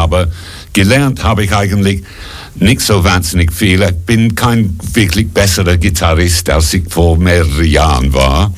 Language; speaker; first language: German; non-native, fluent; English